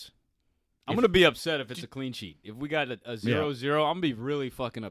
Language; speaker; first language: English; native; English